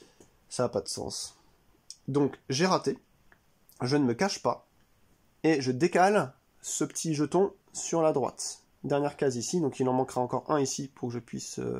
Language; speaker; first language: French; native; French